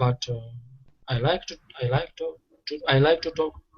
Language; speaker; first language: English; non-native, learner; Russian